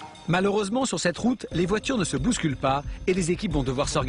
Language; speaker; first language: French; native; French